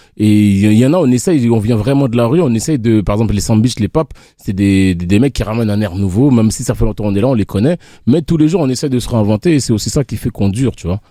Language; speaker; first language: French; early bilingual, other home language; Haitian Creole